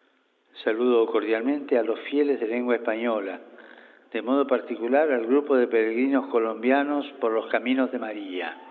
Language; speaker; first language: Spanish; native; Spanish